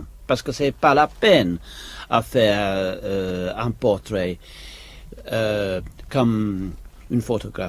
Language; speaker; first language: French; non-native, fluent; English